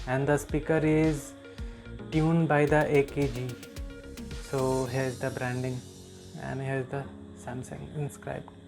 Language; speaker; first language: English; non-native, local second language; Hindi